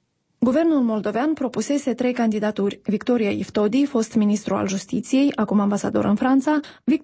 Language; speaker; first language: Romanian; native; Romanian